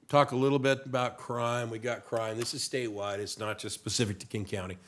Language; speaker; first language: English; native; English